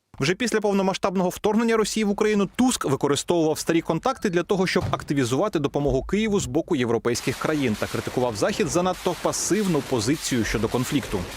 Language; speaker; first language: Ukrainian; native; Ukrainian